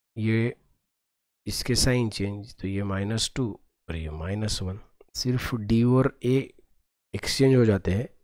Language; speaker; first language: Hindi; non-native, local second language; Marathi